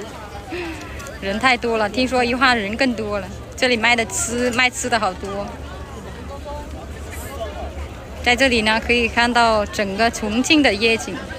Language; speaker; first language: Chinese; non-native, fluent; Vietnamese